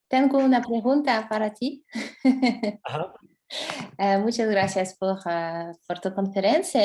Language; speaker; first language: Spanish; non-native, fluent; French